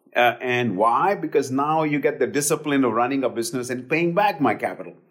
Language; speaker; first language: English; non-native, local second language; Hindi